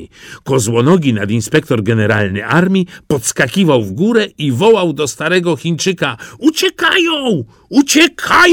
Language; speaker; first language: Polish; native; Polish